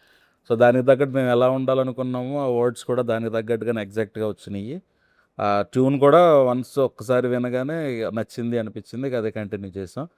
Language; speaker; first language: Telugu; native; Telugu